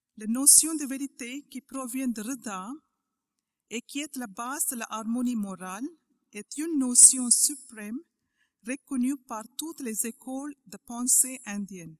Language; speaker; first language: French; non-native, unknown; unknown